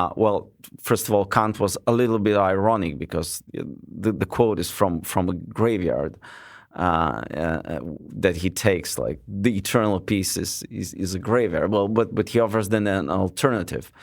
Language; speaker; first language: English; non-native, fluent; Lithuanian